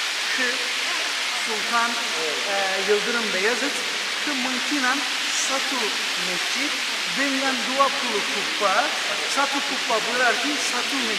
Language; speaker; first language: Indonesian; non-native, learner; Turkish